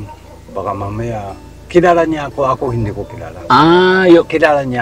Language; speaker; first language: Filipino; non-native, learner; Japanese